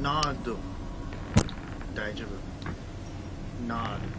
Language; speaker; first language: Japanese; non-native, learner; English